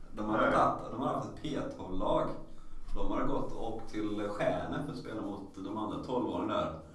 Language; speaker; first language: Swedish; native; Swedish